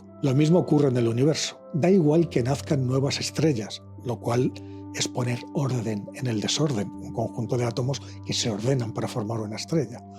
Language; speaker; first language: Spanish; native; Spanish